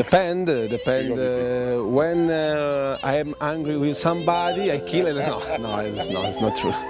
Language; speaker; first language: English; non-native, learner; Spanish